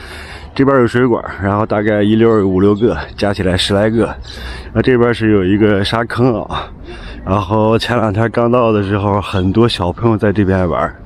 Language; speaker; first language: Chinese; native; Chinese